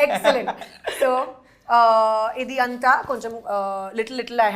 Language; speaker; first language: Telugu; non-native, local second language; Hindi